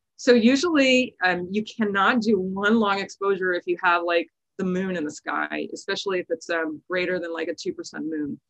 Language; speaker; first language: English; native; English